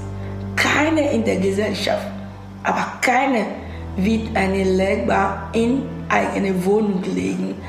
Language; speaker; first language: German; non-native, fluent; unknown